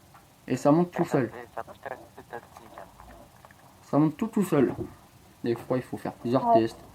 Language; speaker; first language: French; native; French